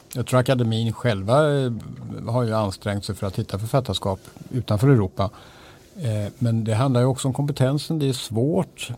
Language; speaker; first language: Swedish; native; Swedish